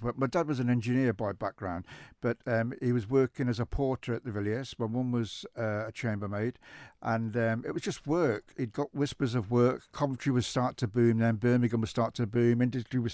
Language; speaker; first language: English; native; English